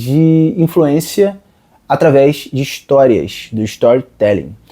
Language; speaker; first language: Portuguese; native; Portuguese